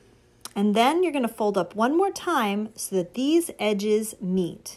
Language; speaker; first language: English; native; English